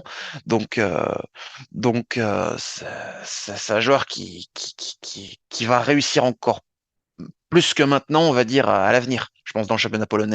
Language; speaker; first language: French; native; French